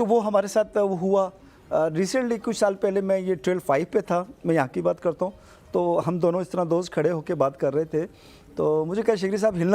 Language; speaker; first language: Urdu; non-native, local second language; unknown